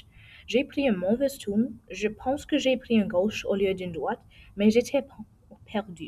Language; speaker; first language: French; non-native, learner; English